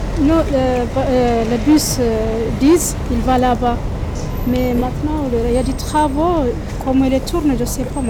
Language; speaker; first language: French; non-native, learner; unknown